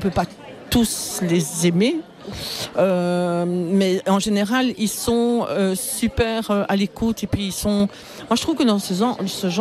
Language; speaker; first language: French; native; French